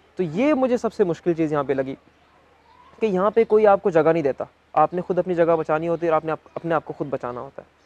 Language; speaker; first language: Urdu; native; Urdu